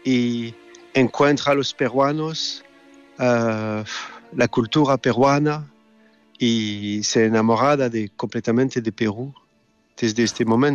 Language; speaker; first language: Spanish; non-native, fluent; French